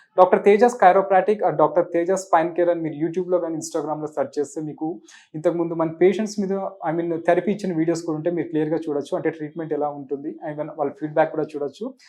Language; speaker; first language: Telugu; native; Telugu